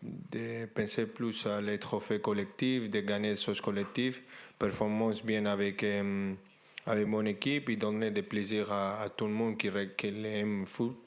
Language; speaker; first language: French; non-native, fluent; Spanish